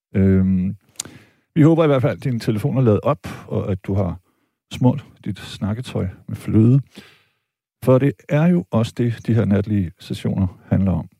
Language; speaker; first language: Danish; native; Danish